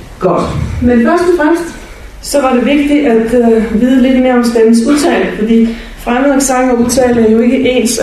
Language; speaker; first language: Danish; non-native, fluent; Bulgarian